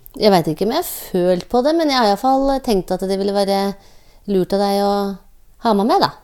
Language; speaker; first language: Norwegian; native; Norwegian